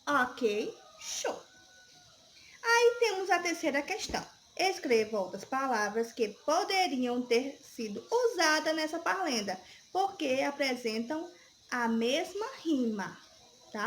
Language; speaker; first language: Portuguese; native; Portuguese